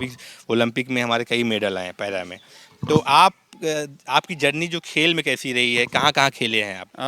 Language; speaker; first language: Hindi; native; Hindi